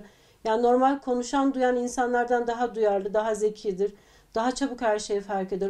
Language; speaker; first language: Turkish; native; Turkish